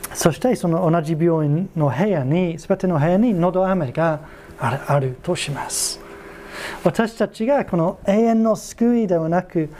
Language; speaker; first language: Japanese; non-native, fluent; English